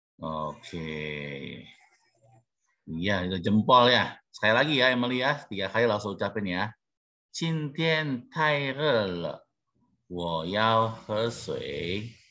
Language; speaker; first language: Chinese; non-native, fluent; Indonesian